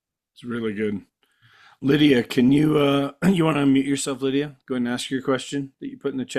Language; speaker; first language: English; native; English